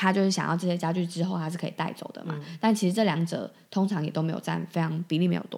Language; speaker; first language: Chinese; native; Chinese